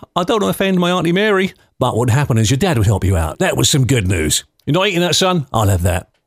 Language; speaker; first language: English; native; English